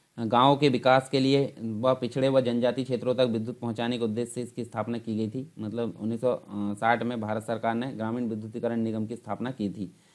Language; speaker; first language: Hindi; native; Hindi